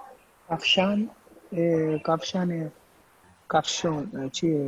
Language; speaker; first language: Persian; non-native, learner; Urdu